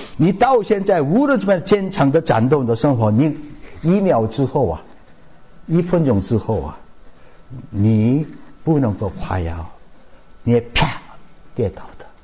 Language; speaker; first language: Chinese; non-native, fluent; Korean